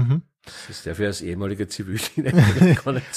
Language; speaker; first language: German; native; German